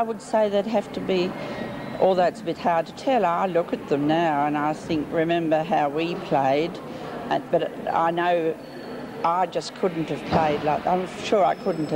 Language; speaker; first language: English; native; English